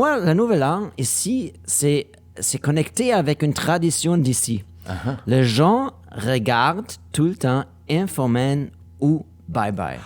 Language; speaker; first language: French; non-native, learner; German